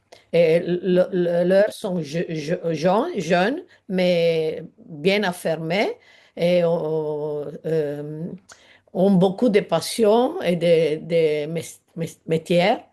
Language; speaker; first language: French; non-native, learner; Italian